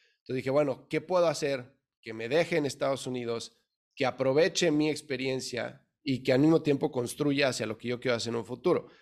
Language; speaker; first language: Spanish; native; Spanish